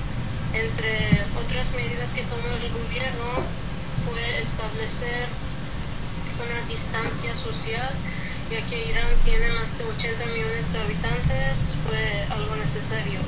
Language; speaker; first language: Spanish; non-native, learner; Persian